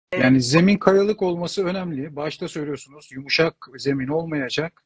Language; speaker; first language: Turkish; native; Turkish